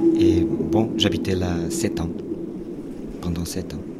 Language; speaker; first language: French; non-native, fluent; Portuguese